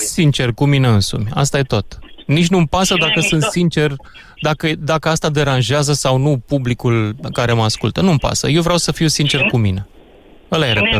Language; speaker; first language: Romanian; native; Romanian